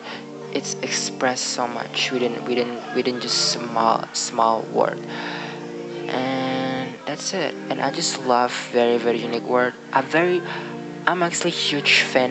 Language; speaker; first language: English; non-native, learner; Indonesian